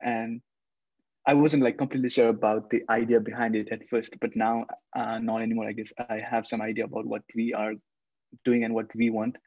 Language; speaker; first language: English; non-native, local second language; Nepali